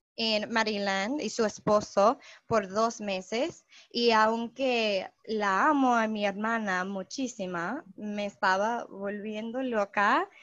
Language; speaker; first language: Spanish; non-native, fluent; English